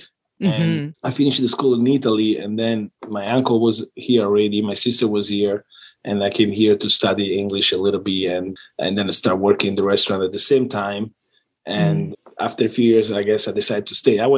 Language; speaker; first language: English; non-native, fluent; Italian